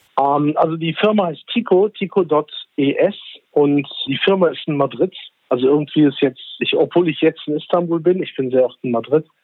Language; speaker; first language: German; early bilingual, other home language; Turkish